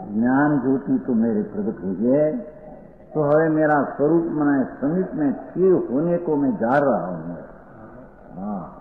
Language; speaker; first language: Hindi; non-native, local second language; Gujarati